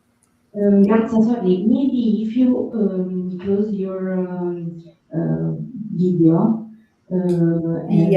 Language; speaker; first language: English; non-native, fluent; Italian